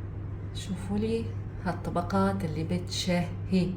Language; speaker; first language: Arabic; native; Arabic